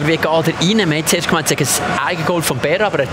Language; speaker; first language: German; native; German